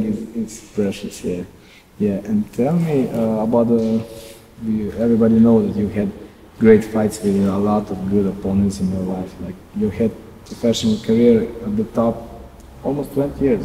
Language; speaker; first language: English; non-native, learner; Serbian